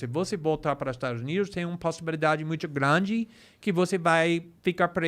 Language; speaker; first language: Portuguese; non-native, fluent; English